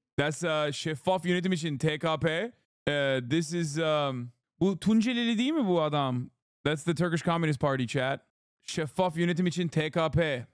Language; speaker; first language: Turkish; native; Turkish